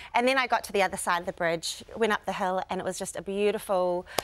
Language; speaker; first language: English; native; English